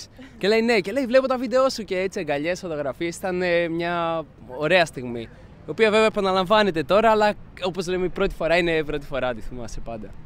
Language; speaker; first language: Greek; native; Greek